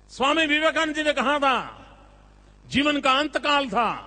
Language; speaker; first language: Hindi; non-native, local second language; Gujarati